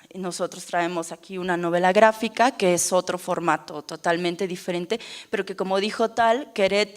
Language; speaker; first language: Spanish; native; Spanish